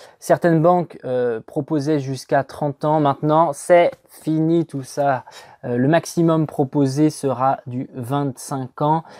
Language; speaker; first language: French; native; French